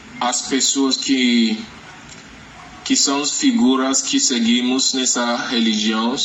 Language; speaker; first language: Portuguese; non-native, learner; Yoruba